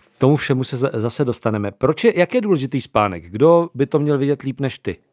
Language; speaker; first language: Czech; native; Czech